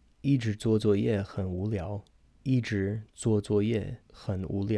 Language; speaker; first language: Chinese; non-native, fluent; English